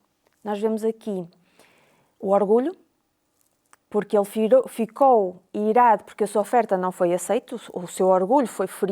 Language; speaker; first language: Portuguese; native; Portuguese